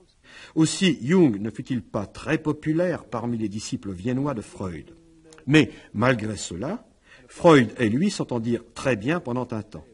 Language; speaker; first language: French; native; French